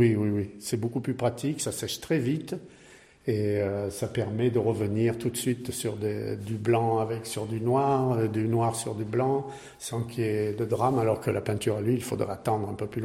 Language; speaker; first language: French; native; French